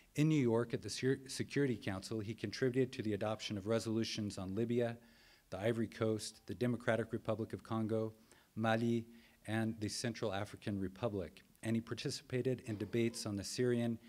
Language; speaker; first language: English; native; English